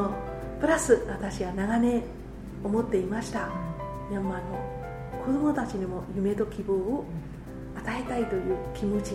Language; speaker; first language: Japanese; non-native, fluent; Burmese